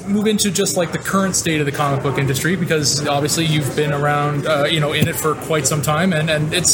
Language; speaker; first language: English; native; English